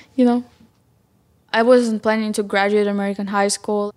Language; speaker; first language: English; non-native, fluent; Ukrainian